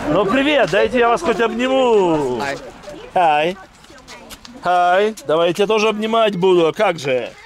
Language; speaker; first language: Russian; native; Russian